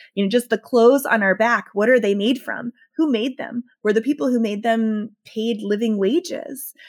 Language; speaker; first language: English; native; English